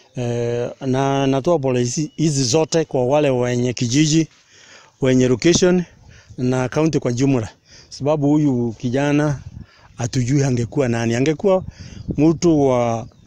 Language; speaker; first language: Swahili; non-native, local second language; Meru